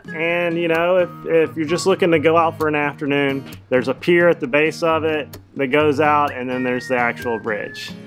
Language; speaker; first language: English; native; English